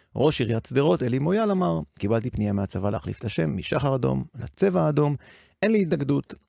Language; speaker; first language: Hebrew; native; Hebrew